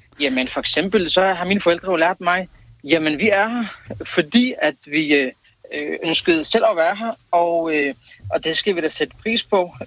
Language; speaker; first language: Danish; early bilingual, other home language; Kurdish